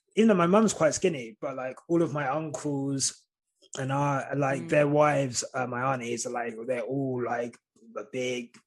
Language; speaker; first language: English; native; English